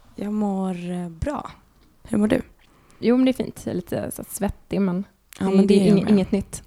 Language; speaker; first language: Swedish; native; Swedish